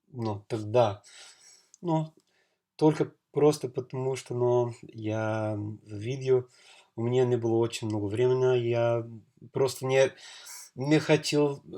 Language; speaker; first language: Russian; non-native, learner; English